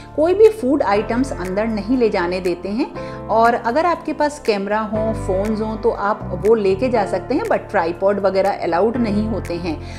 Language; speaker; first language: Hindi; native; Hindi